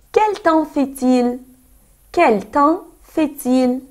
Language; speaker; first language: French; non-native, fluent; Arabic